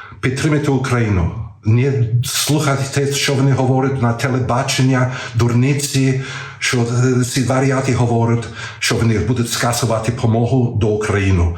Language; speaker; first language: Ukrainian; early bilingual, heritage; Ukrainian